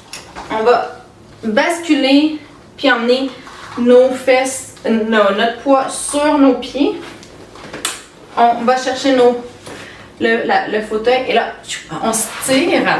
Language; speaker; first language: French; native; French